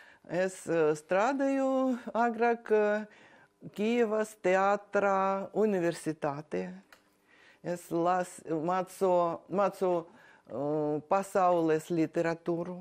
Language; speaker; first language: Latvian; non-native, learner; Ukrainian